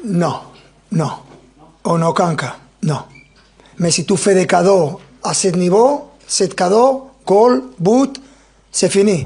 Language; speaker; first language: French; non-native, fluent; Spanish